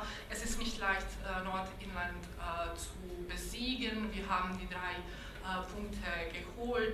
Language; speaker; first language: German; non-native, local second language; Bosnian